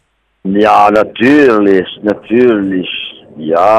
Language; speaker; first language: German; non-native, learner; Italian